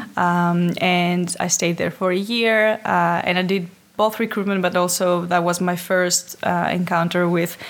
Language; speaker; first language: English; non-native, fluent; Greek